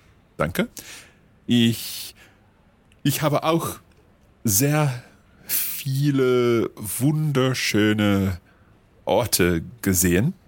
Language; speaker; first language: German; non-native, learner; English